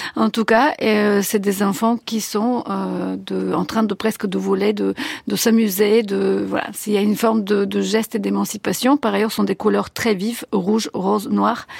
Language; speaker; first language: French; non-native, fluent; Bulgarian